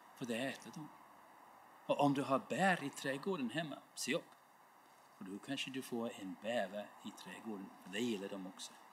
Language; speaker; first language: Swedish; non-native, learner; English